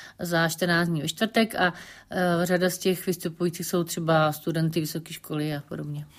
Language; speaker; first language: Czech; native; Czech